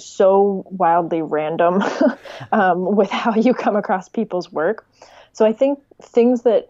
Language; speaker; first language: English; native; English